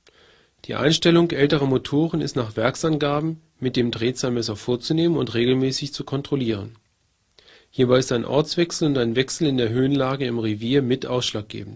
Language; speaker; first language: German; native; German